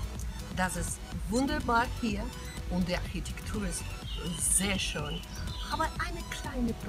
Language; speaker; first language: German; non-native, learner; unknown